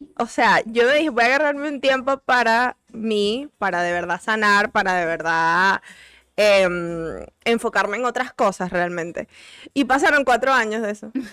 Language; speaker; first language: Spanish; native; Spanish